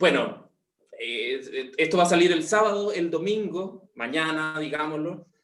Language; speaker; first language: Spanish; native; Spanish